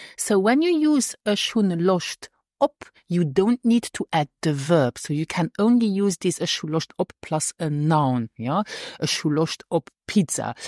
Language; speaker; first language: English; non-native, fluent; Luxembourgish